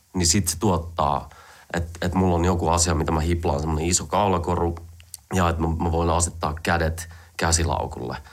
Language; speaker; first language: Finnish; native; Finnish